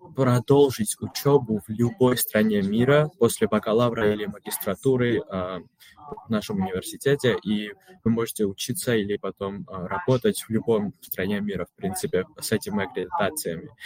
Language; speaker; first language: Russian; non-native, local second language; Georgian